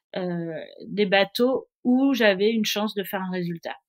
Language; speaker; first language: French; native; French